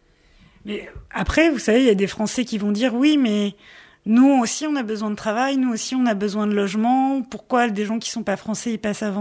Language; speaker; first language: French; native; French